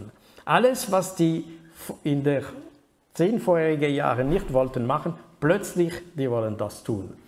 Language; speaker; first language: German; non-native, fluent; French